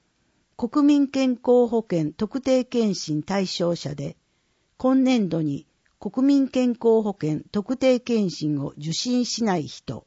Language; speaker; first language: Japanese; native; Japanese